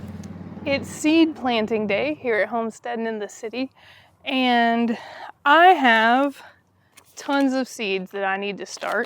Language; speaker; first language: English; native; English